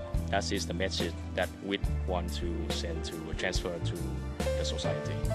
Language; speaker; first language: English; non-native, learner; Vietnamese